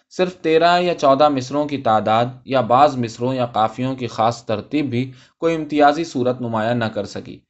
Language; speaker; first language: Urdu; native; Urdu